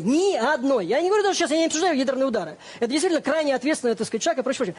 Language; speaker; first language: Russian; native; Russian